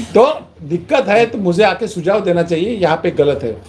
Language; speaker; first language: Hindi; non-native, local second language; Marathi